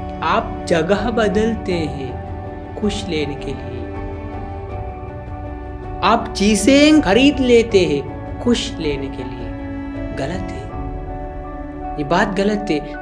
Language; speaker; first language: Hindi; non-native, fluent; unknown